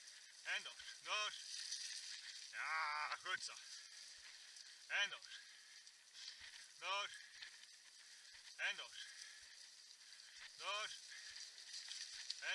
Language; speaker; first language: Dutch; native; Dutch